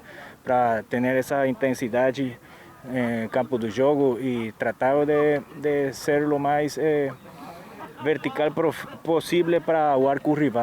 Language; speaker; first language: Portuguese; non-native, fluent; Spanish